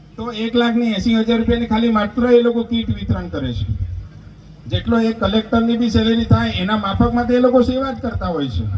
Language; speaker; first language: Gujarati; non-native, local second language; Bhili